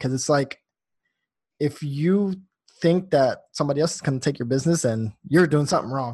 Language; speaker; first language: English; native; English